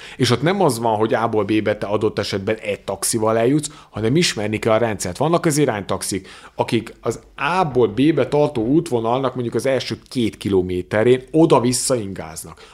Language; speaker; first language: Hungarian; native; Hungarian